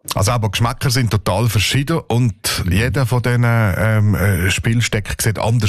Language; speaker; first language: German; native; German